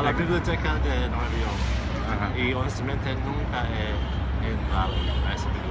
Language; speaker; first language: Spanish; non-native, fluent; English